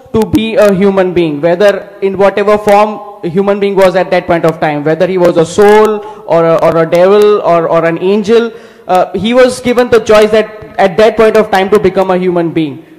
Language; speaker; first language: English; non-native, local second language; Hindi